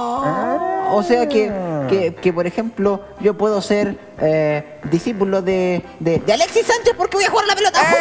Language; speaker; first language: Spanish; native; Spanish